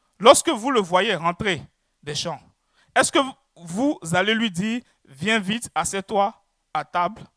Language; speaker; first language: French; native; French